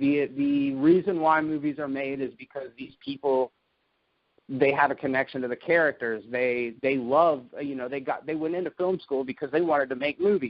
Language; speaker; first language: English; native; English